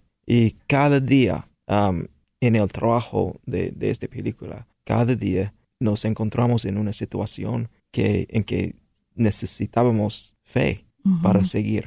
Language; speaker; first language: Spanish; non-native, fluent; English